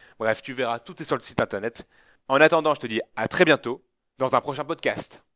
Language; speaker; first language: French; native; French